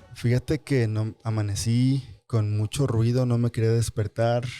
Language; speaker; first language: Spanish; early bilingual, other home language; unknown